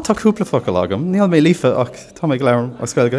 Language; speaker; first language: Irish; non-native, local second language; English